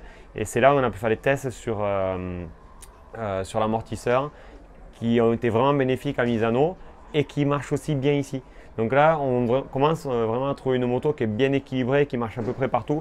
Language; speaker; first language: French; native; French